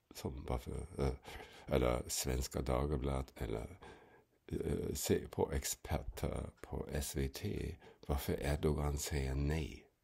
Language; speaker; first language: Swedish; non-native, fluent; German